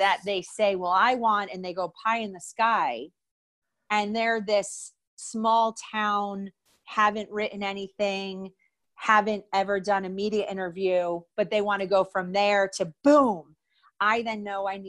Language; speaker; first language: English; native; English